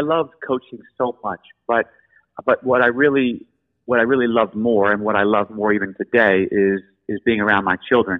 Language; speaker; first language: English; native; English